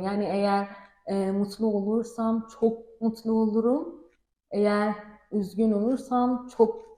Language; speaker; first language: Turkish; non-native, learner; Persian